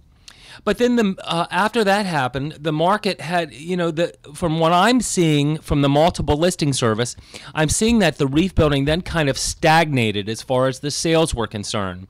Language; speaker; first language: English; native; English